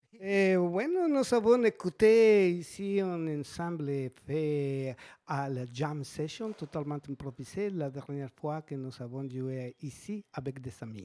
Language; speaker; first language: French; non-native, learner; Spanish